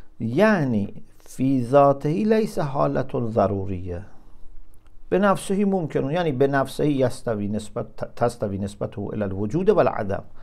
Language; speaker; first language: Arabic; non-native, fluent; Persian